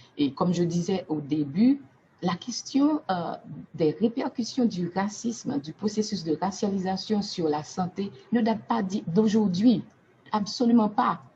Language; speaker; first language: French; non-native, local second language; Haitian Creole